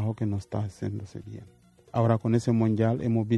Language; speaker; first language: Spanish; non-native, fluent; Wolof